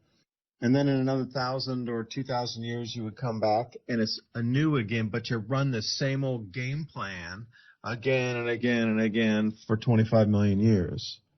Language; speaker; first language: English; native; English